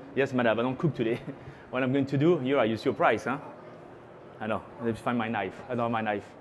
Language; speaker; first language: English; non-native, fluent; French